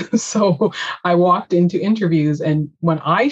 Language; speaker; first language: English; native; English